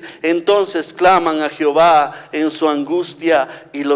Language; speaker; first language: Spanish; native; Spanish